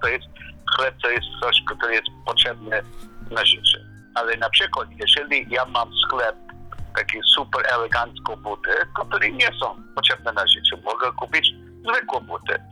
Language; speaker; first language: Polish; non-native, learner; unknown